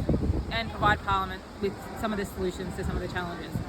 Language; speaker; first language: English; native; English